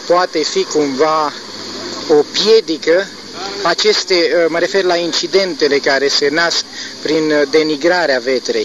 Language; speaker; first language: Romanian; native; Romanian